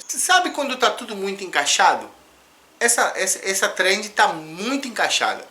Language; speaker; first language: Portuguese; native; Portuguese